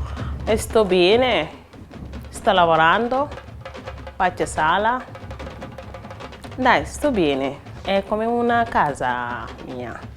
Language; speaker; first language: Italian; non-native, fluent; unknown